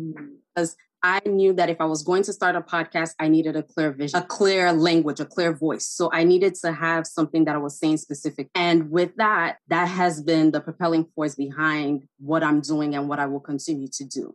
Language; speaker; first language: English; non-native, local second language; Igbo